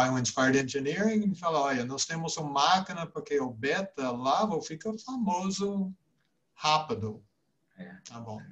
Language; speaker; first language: Portuguese; non-native, fluent; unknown